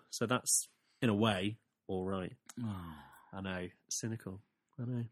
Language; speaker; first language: English; native; English